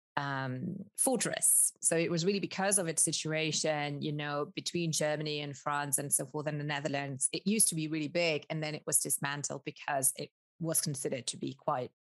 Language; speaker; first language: English; early bilingual, other home language; Spanish